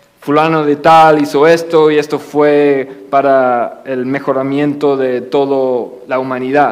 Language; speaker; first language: Spanish; non-native, fluent; English